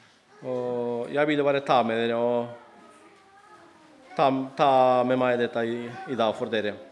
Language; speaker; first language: Norwegian; non-native, fluent; Spanish